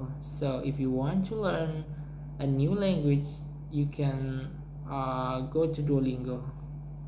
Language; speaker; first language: English; non-native, learner; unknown